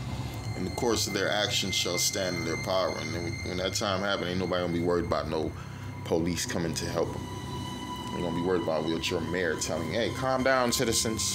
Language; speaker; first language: English; native; English